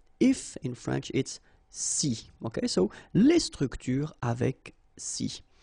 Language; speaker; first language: French; native; French